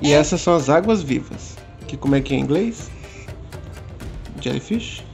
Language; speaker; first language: Portuguese; native; Portuguese